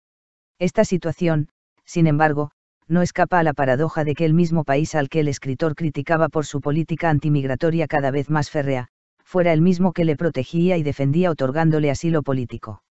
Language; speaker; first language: Spanish; native; Spanish